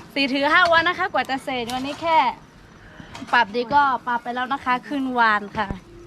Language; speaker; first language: Thai; non-native, local second language; Lahu